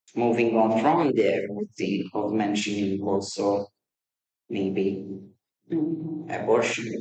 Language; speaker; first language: English; non-native, fluent; Maltese